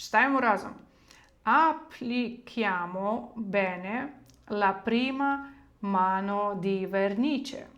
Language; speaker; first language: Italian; non-native, fluent; Ukrainian